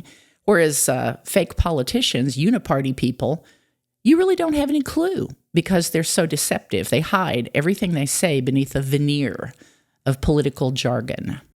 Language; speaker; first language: English; native; English